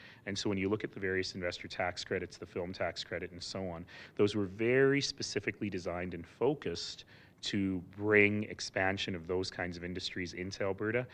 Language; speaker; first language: English; native; English